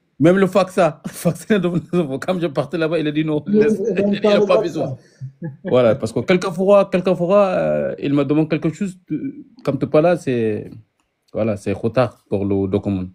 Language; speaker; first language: French; non-native, learner; Arabic